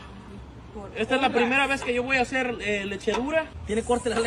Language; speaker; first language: Spanish; native; Spanish